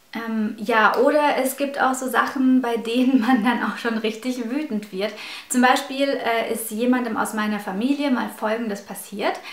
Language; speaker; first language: German; early bilingual, other home language; Russian